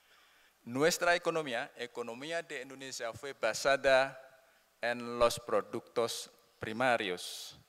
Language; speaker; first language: Spanish; non-native, learner; Indonesian